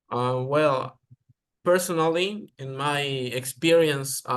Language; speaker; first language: English; non-native, learner; Spanish